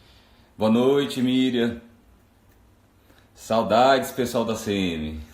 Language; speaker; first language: Portuguese; native; Portuguese